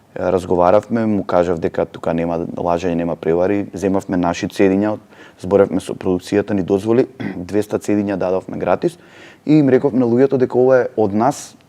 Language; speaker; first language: Macedonian; native; Macedonian